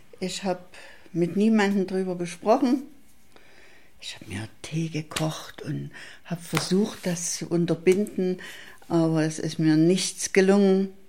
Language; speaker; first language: German; native; German